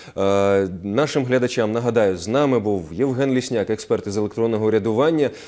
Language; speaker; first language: Ukrainian; native; Ukrainian